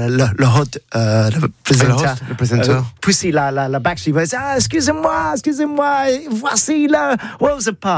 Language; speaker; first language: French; non-native, learner; English